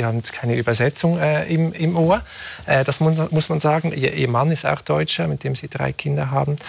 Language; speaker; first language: German; native; German